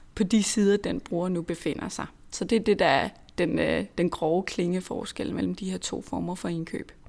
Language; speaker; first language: Danish; native; Danish